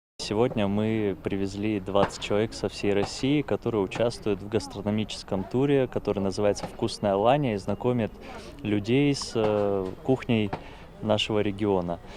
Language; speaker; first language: Russian; native; Russian